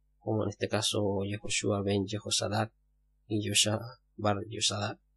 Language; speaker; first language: Spanish; native; Spanish